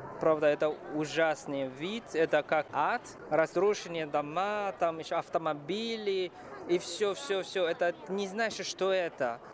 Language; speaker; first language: Russian; non-native, fluent; Chinese